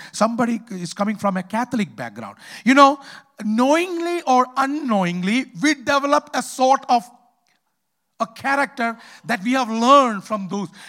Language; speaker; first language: English; non-native, local second language; Malayalam